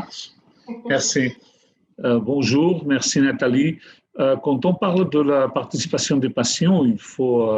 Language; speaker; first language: French; non-native, fluent; Catalan